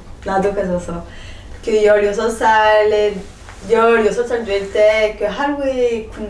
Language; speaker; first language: Korean; non-native, learner; French